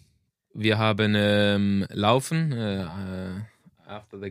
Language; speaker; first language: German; non-native, learner; Danish